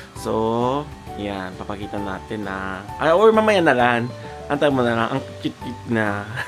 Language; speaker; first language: Filipino; early bilingual, heritage; Japanese